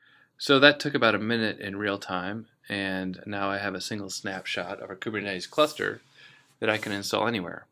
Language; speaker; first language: English; native; English